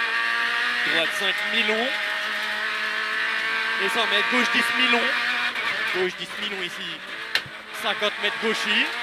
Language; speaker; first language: French; native; French